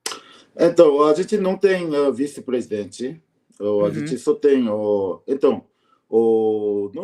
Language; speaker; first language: Portuguese; non-native, learner; Korean